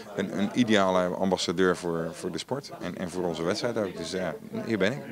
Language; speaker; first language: Dutch; native; Dutch